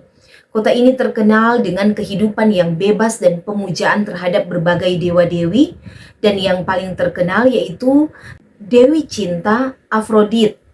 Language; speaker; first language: Indonesian; native; Indonesian